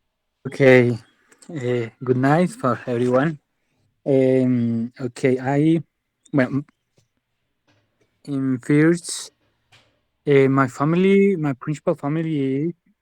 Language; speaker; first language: English; non-native, learner; Spanish